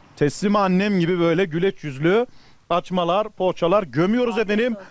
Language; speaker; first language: Turkish; native; Turkish